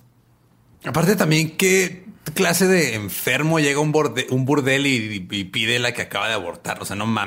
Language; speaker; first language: Spanish; native; Spanish